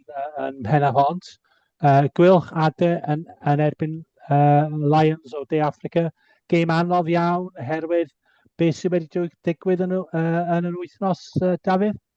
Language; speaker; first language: Welsh; non-native, fluent; English